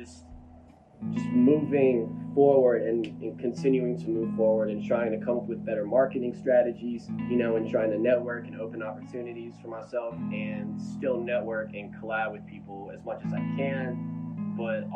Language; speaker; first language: English; native; English